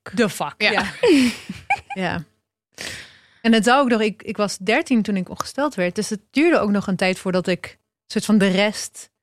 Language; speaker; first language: Dutch; early bilingual, other home language; Hebrew